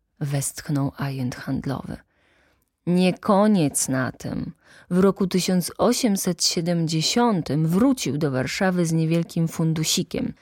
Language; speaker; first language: Polish; native; Polish